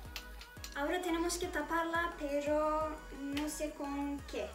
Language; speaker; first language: Spanish; non-native, fluent; Turkish